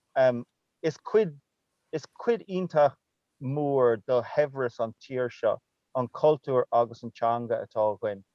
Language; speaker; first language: Irish; non-native, local second language; English